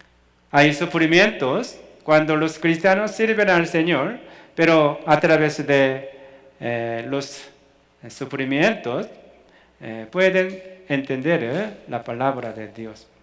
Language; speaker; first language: Spanish; non-native, fluent; Korean